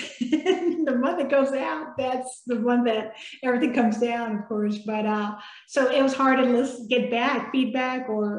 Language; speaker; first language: English; early bilingual, other home language; Spanish